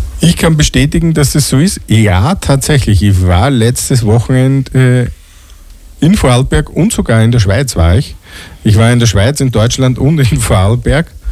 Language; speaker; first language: German; native; German